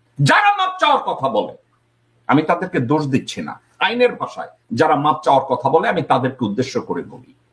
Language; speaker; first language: Bangla; native; Bangla